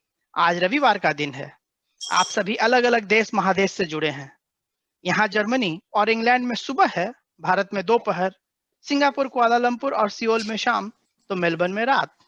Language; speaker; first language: Hindi; native; Hindi